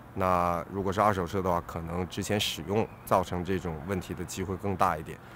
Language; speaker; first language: Chinese; native; Chinese